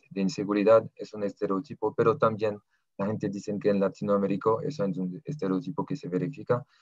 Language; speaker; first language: Spanish; non-native, fluent; French